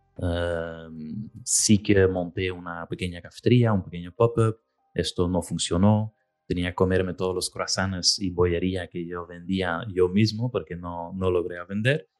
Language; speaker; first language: Spanish; non-native, fluent; Dutch